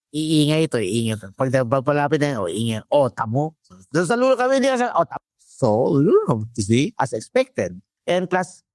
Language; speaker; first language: Filipino; native; Filipino